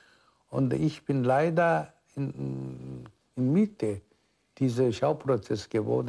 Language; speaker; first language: German; non-native, fluent; Korean